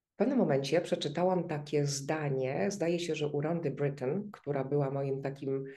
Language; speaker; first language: Polish; native; Polish